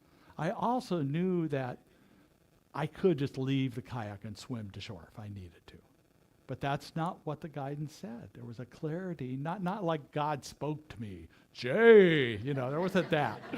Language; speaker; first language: English; native; English